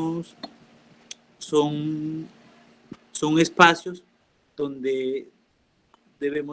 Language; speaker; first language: Spanish; non-native, local second language; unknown